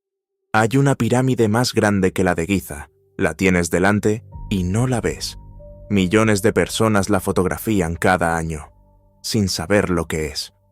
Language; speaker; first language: Spanish; native; Spanish